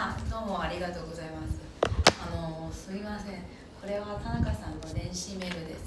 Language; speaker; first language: Japanese; non-native, learner; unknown